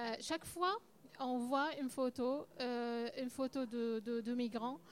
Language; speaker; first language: French; non-native, learner; Arabic